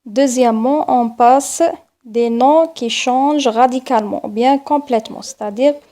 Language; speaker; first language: French; non-native, local second language; Arabic